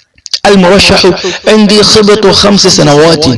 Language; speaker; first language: Arabic; non-native, fluent; Urdu